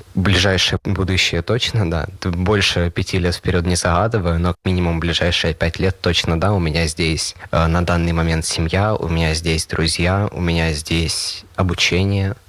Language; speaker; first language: Russian; native; Russian